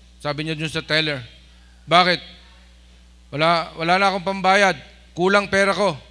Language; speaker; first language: Filipino; non-native, local second language; Iloko